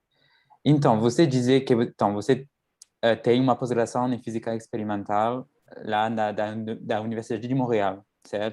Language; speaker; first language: Portuguese; non-native, fluent; French